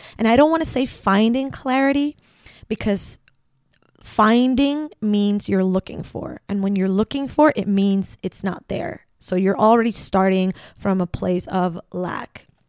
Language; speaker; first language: English; non-native, fluent; Spanish